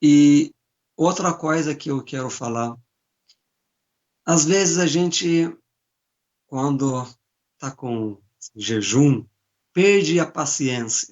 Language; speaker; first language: Portuguese; non-native, fluent; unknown